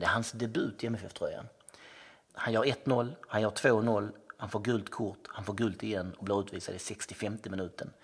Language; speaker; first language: Swedish; native; Swedish